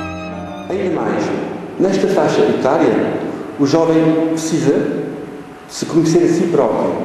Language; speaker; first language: Portuguese; native; Portuguese